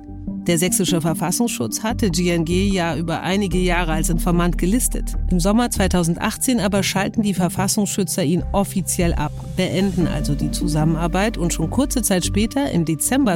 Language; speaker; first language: German; native; German